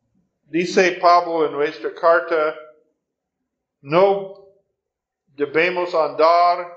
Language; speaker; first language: Spanish; non-native, fluent; English